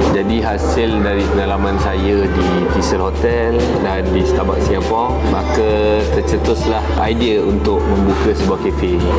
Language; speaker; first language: Malay; native; Malay